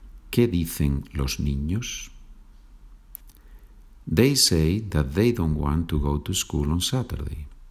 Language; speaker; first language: English; non-native, fluent; Spanish